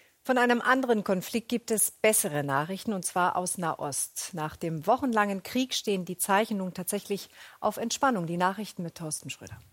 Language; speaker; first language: German; native; German